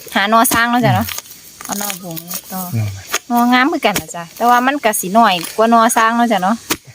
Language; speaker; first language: Thai; native; Thai